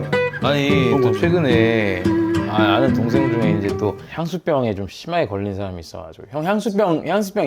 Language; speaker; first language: Korean; early bilingual, other home language; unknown